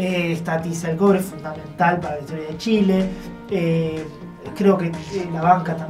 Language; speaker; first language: Spanish; native; Spanish